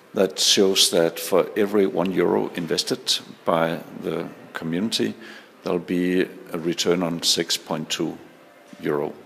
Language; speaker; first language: English; non-native, fluent; Danish